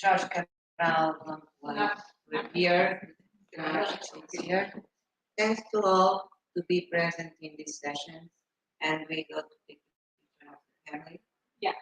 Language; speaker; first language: English; non-native, fluent; Portuguese